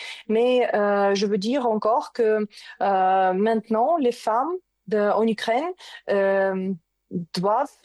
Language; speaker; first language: French; non-native, learner; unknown